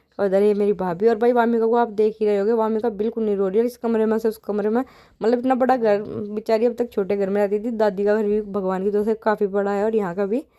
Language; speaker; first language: Hindi; native; Hindi